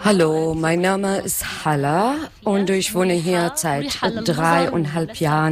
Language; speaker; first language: German; non-native, learner; Arabic